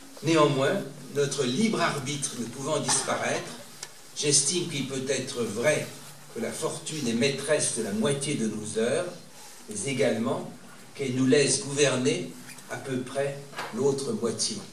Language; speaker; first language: French; native; French